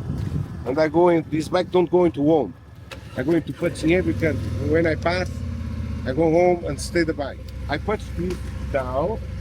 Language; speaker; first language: English; non-native, learner; Portuguese